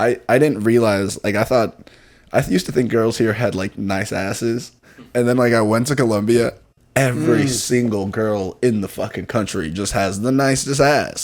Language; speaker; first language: English; native; English